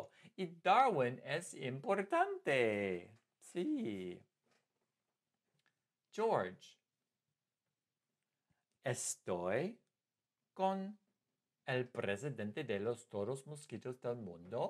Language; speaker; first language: Spanish; non-native, fluent; English